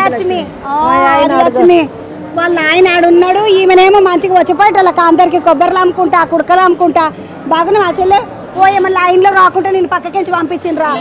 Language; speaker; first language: Telugu; native; Telugu